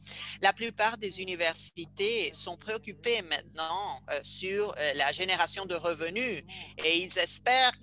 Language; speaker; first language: French; non-native, fluent; Spanish